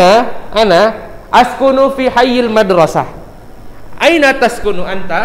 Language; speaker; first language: Arabic; non-native, fluent; Indonesian